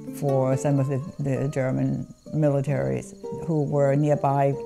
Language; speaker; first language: English; non-native, fluent; German